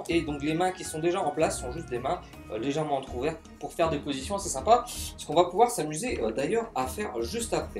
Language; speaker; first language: French; native; French